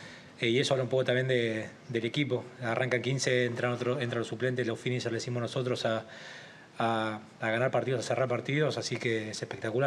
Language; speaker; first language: Spanish; native; Spanish